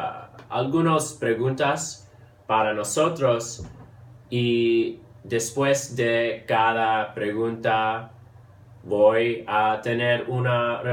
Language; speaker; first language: Spanish; early bilingual, heritage; English